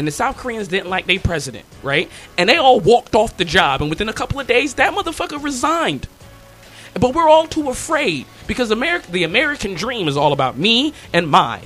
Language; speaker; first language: English; native; English